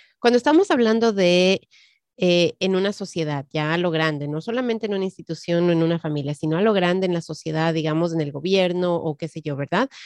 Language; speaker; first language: Spanish; native; Spanish